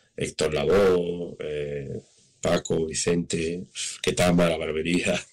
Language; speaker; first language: Spanish; native; Spanish